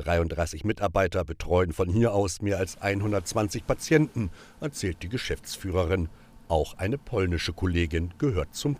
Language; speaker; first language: German; native; German